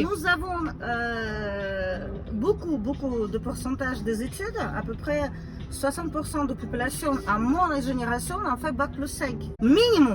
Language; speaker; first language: French; non-native, fluent; Russian